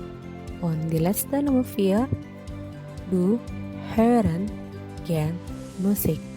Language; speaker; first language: German; non-native, fluent; Indonesian